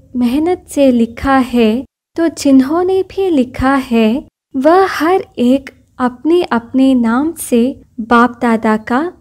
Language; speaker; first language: Hindi; non-native, local second language; Kannada